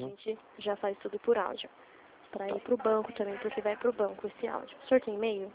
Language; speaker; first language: Portuguese; native; Portuguese